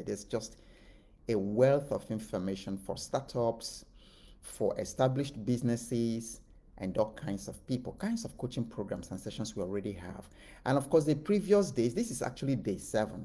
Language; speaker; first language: English; non-native, local second language; Igbo